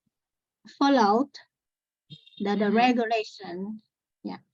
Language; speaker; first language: English; non-native, learner; Vietnamese